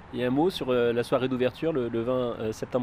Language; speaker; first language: French; native; French